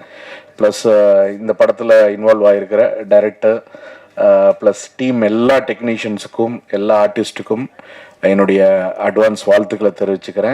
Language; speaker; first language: Tamil; native; Tamil